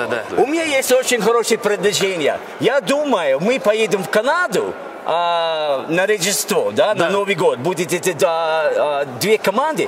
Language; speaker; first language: Russian; non-native, learner; English